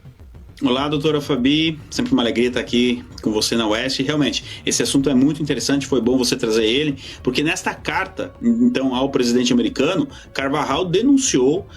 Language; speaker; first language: Portuguese; native; Portuguese